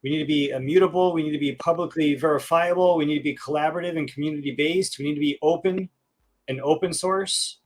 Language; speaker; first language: English; native; English